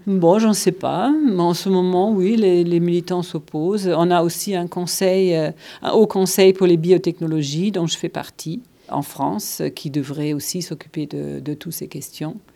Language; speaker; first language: French; non-native, fluent; German